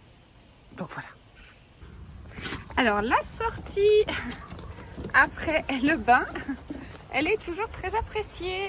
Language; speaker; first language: French; native; French